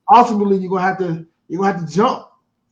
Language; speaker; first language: English; native; English